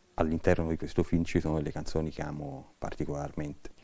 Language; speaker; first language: Italian; native; Italian